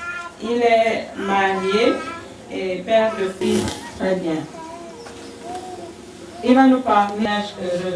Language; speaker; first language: French; non-native, local second language; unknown